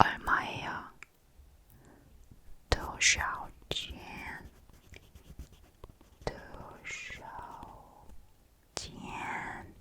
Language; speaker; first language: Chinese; non-native, learner; Korean